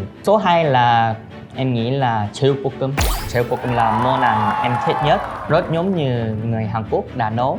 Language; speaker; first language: Vietnamese; non-native, learner; Korean